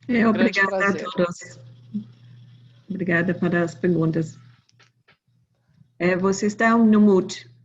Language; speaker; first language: Portuguese; non-native, learner; English